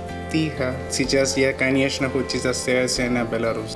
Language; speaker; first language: Russian; non-native, learner; Malayalam